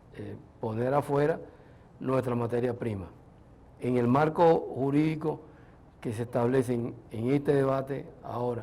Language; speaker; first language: Spanish; native; Spanish